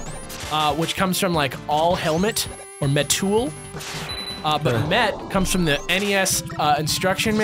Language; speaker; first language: English; native; English